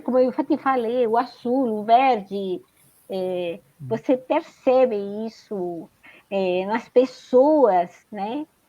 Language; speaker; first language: Portuguese; non-native, fluent; Spanish